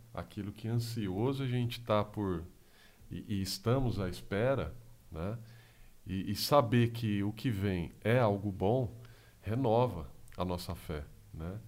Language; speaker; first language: Portuguese; native; Portuguese